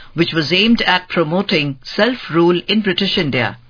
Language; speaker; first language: English; non-native, local second language; Hindi